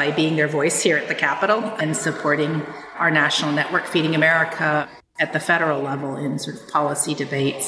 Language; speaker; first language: English; native; English